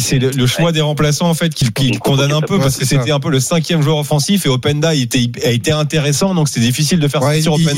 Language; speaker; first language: French; native; French